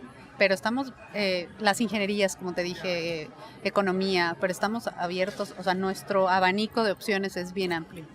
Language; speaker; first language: Spanish; native; Spanish